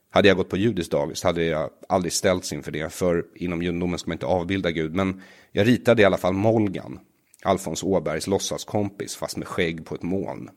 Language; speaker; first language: Swedish; native; Swedish